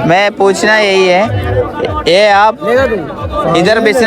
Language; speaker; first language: Hindi; non-native, local second language; Malayalam